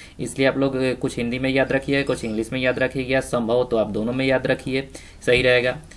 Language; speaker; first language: Hindi; native; Hindi